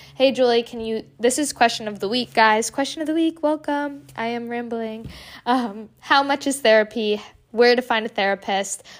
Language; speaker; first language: English; early bilingual, other home language; Portuguese